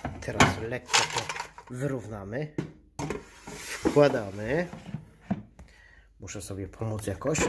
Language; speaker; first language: Polish; native; Polish